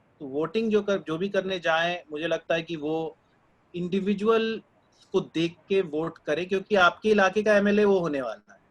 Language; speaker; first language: Hindi; native; Hindi